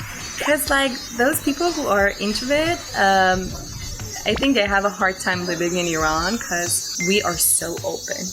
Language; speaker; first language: English; non-native, fluent; Persian